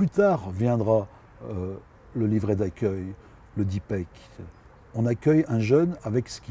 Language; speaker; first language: French; native; French